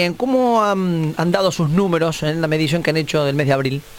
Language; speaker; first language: Spanish; native; Spanish